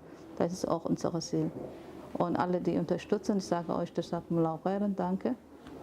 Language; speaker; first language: German; non-native, fluent; Somali